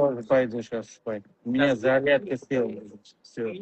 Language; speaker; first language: Russian; non-native, learner; Uzbek